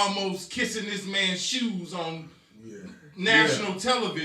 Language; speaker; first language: English; native; English